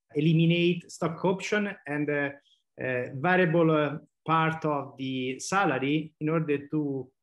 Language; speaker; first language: English; non-native, fluent; Italian